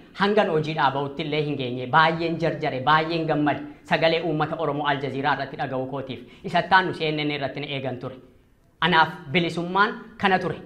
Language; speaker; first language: Oromo; native; Oromo